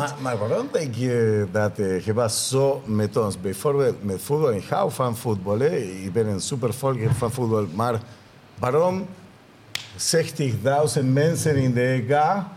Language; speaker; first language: Dutch; non-native, learner; Spanish